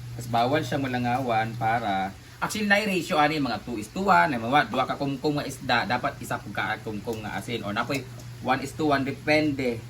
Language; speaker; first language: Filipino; non-native, local second language; Cebuano